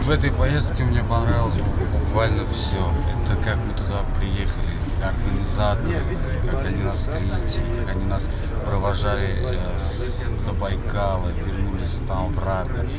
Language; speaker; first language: Russian; non-native, local second language; Bashkir